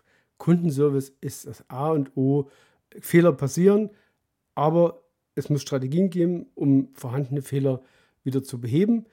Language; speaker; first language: German; native; German